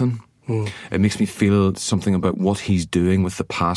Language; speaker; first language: English; native; English